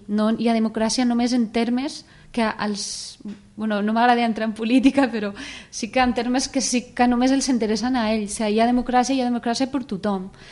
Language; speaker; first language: Catalan; early bilingual, other home language; Arabic